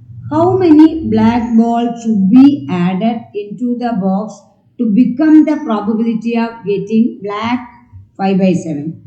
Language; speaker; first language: English; non-native, local second language; Malayalam